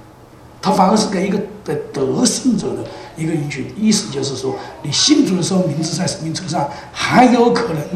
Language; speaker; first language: Chinese; native; Chinese